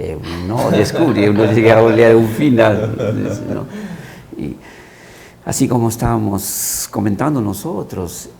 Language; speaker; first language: Portuguese; non-native, learner; Spanish